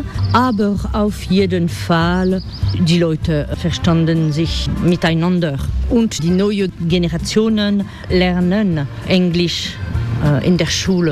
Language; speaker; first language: German; non-native, fluent; French